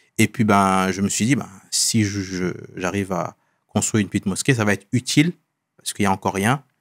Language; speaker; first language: French; non-native, local second language; Wolof